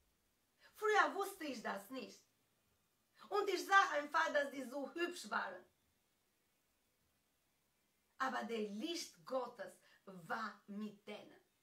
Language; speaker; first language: German; non-native, fluent; Albanian